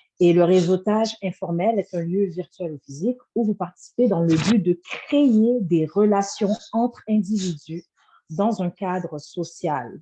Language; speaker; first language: French; native; French